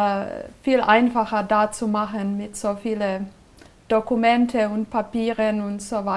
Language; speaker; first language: German; non-native, fluent; Serbian